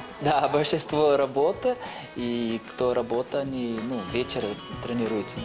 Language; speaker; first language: Russian; non-native, fluent; Portuguese